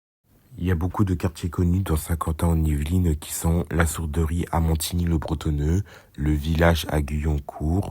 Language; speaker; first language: French; native; French